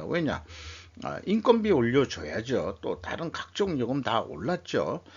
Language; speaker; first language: Korean; native; Korean